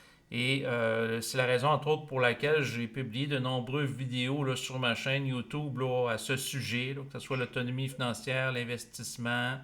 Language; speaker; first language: French; native; French